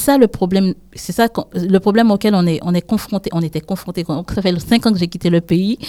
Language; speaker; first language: French; non-native, local second language; Haitian Creole